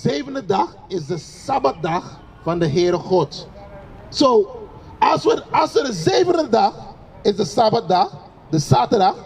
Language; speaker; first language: Dutch; non-native, learner; English